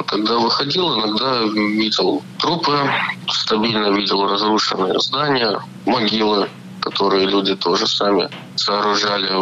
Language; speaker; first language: Russian; native; Russian